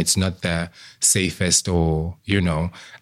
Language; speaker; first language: English; non-native, local second language; Southern Sotho